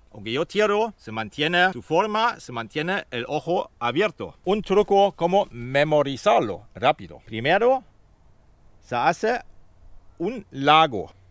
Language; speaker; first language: Spanish; non-native, fluent; German